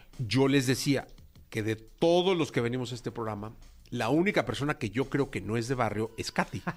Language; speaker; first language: Spanish; native; Spanish